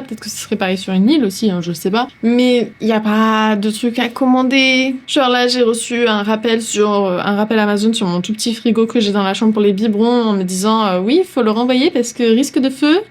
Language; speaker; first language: French; native; French